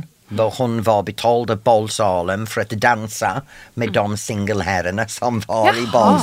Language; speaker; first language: Swedish; non-native, fluent; English